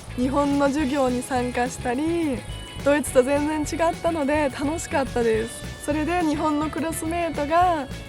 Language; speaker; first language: Japanese; early bilingual, heritage; German